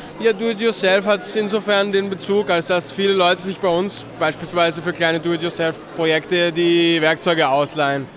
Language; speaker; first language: German; native; German